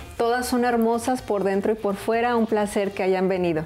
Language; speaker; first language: Spanish; native; Spanish